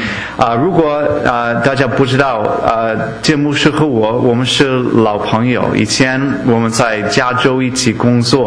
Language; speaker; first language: Chinese; non-native, fluent; English